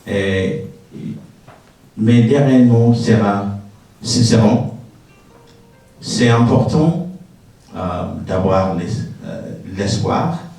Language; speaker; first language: French; non-native, learner; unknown